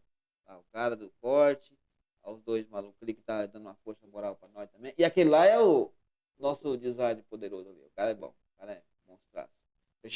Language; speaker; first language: Portuguese; native; Portuguese